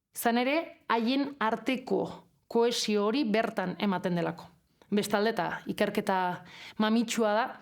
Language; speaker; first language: Basque; non-native, local second language; Spanish